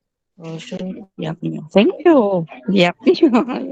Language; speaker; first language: Ukrainian; non-native, learner; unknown